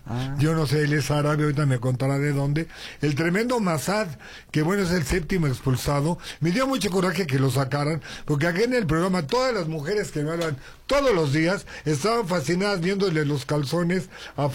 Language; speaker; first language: Spanish; native; Spanish